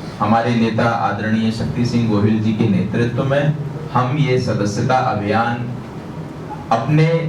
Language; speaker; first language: Hindi; native; Hindi